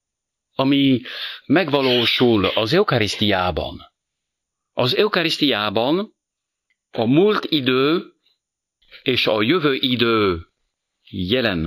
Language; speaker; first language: Hungarian; non-native, fluent; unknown